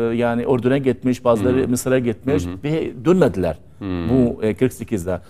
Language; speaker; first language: Turkish; non-native, learner; Arabic